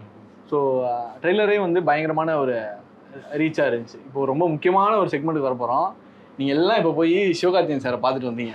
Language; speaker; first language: Tamil; native; Tamil